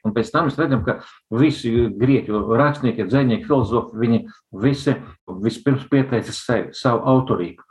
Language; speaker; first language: Latvian; non-native, local second language; Russian